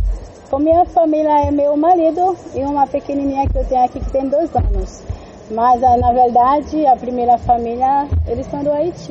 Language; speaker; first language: Portuguese; non-native, learner; Haitian Creole